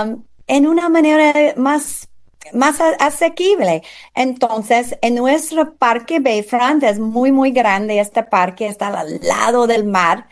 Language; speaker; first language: Spanish; non-native, fluent; English